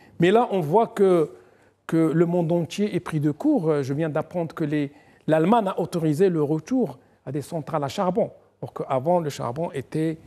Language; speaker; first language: French; non-native, local second language; Arabic